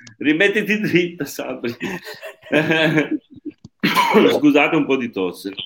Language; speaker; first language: Italian; native; Italian